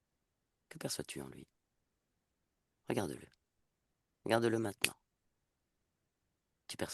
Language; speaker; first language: French; native; French